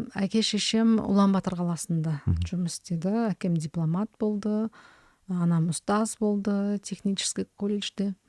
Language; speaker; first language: Kazakh; early bilingual, heritage; Kazakh